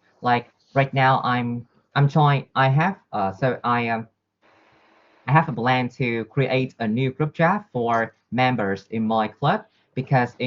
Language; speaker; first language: English; non-native, learner; Vietnamese